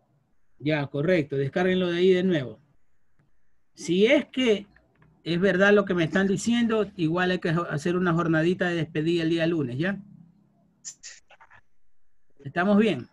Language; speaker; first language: Spanish; native; Spanish